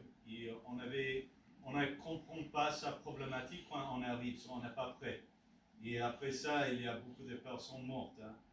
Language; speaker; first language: French; non-native, learner; English